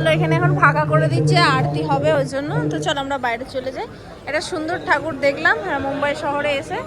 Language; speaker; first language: Bangla; native; Bangla